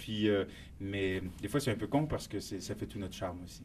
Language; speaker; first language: French; native; French